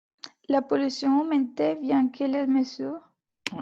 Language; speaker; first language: French; non-native, learner; Spanish